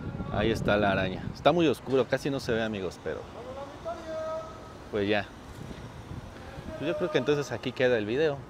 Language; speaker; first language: Spanish; native; Spanish